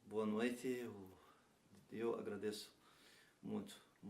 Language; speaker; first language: Portuguese; non-native, learner; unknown